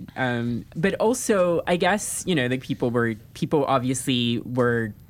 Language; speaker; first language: English; non-native, local second language; Filipino